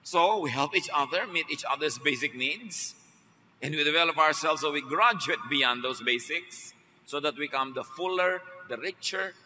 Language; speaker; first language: English; non-native, local second language; Filipino